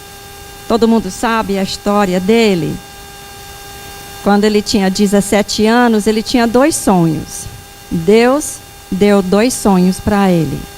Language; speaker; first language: Portuguese; non-native, fluent; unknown